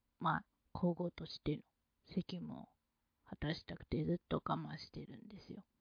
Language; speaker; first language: Japanese; non-native, fluent; Chinese